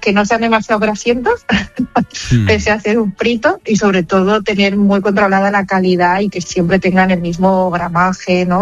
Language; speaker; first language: Spanish; native; Spanish